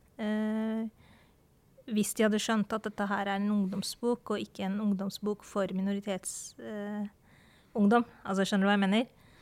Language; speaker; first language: Norwegian; early bilingual, other home language; Urdu